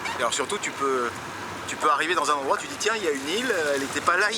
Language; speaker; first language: French; native; French